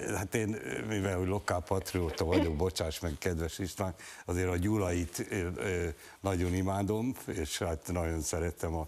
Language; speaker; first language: Hungarian; native; Hungarian